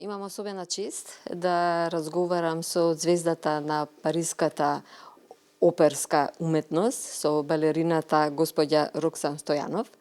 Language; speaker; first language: Macedonian; native; Macedonian